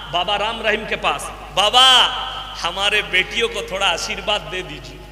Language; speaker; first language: Hindi; non-native, local second language; Bangla